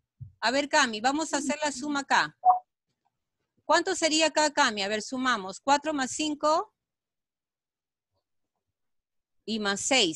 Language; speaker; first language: Spanish; native; Spanish